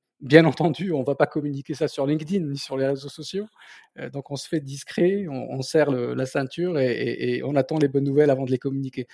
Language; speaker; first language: French; non-native, local second language; Berber languages